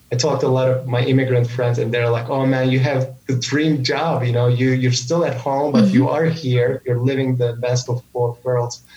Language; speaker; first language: English; non-native, fluent; Turkish